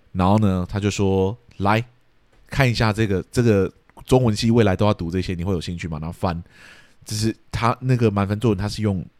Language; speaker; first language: Chinese; early bilingual, heritage; Chinese